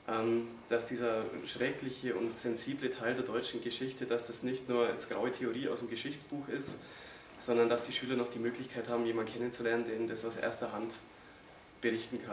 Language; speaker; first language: German; native; German